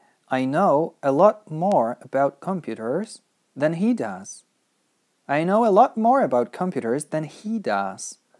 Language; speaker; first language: English; non-native, fluent; Polish